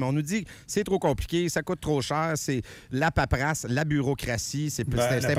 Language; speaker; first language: French; native; French